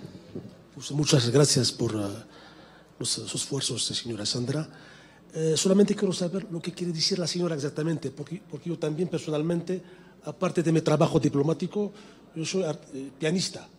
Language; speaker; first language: Spanish; non-native, fluent; Arabic